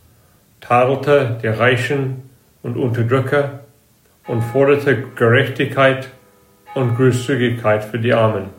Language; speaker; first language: German; non-native, fluent; English